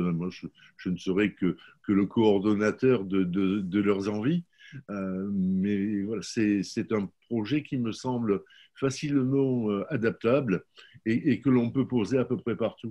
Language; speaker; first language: French; native; French